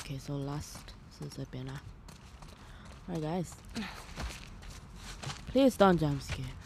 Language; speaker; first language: English; non-native, local second language; Chinese